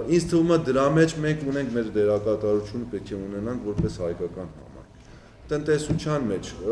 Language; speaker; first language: Armenian; early bilingual, heritage; Armenian